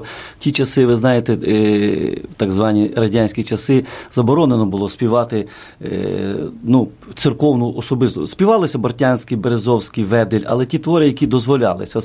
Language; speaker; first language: Ukrainian; native; Ukrainian